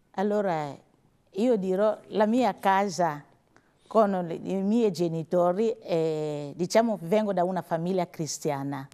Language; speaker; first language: Italian; non-native, learner; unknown